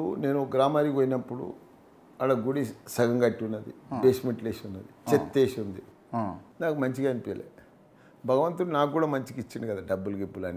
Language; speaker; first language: Telugu; native; Telugu